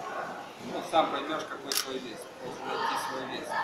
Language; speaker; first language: Russian; native; Russian